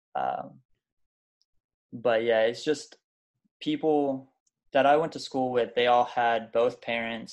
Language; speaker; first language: English; early bilingual, other home language; German